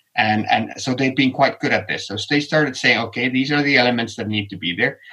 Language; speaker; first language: English; non-native, fluent; Finnish